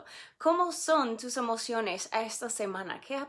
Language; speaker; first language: Spanish; non-native, fluent; English